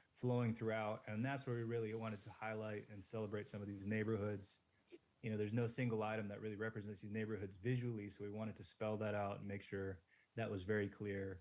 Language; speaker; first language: English; native; English